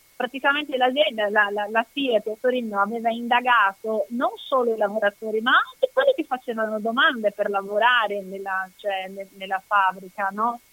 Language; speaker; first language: Italian; non-native, fluent; Portuguese